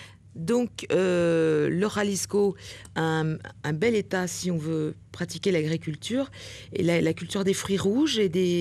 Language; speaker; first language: French; native; French